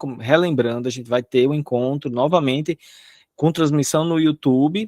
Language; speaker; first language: Portuguese; native; Portuguese